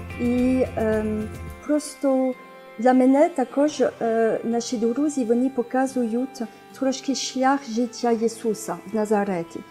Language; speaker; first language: Ukrainian; non-native, fluent; French